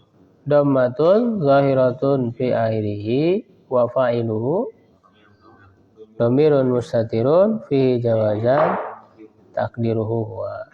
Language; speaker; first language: Arabic; non-native, fluent; Indonesian